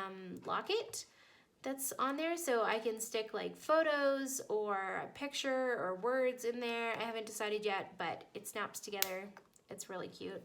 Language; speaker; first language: English; native; English